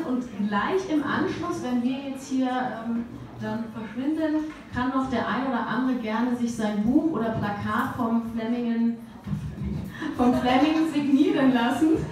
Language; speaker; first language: German; native; German